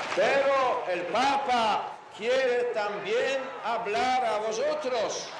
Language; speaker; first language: Spanish; non-native, fluent; Polish